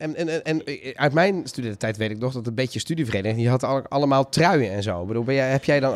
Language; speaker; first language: Dutch; native; Dutch